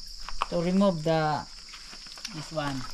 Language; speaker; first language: English; non-native, learner; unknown